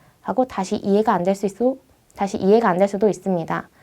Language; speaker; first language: Korean; native; Korean